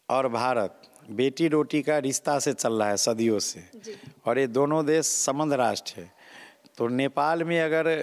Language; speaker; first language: Hindi; non-native, local second language; Maithili